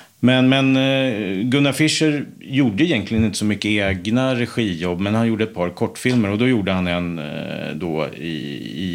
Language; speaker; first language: Swedish; native; Swedish